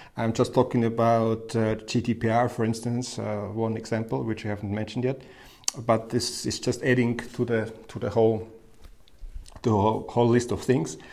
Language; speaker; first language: English; non-native, fluent; German